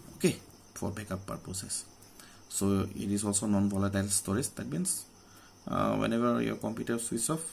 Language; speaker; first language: English; non-native, local second language; Assamese